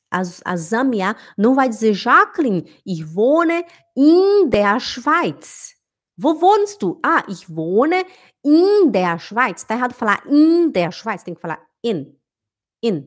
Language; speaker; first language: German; non-native, fluent; Portuguese